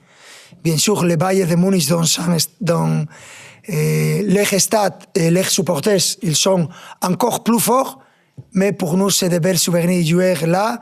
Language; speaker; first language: French; non-native, fluent; Spanish